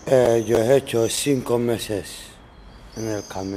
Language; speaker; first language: Spanish; non-native, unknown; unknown